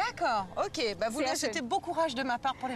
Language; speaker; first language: French; native; French